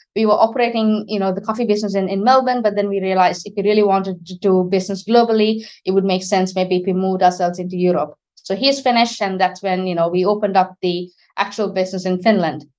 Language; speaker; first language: English; non-native, local second language; Sinhala